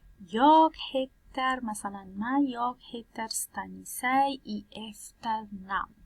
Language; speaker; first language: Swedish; non-native, learner; Persian